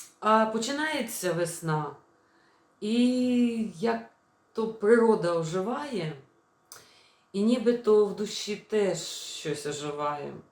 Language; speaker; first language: Ukrainian; non-native, local second language; Russian